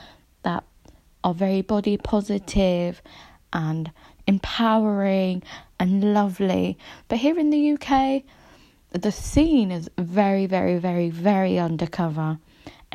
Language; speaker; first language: English; native; English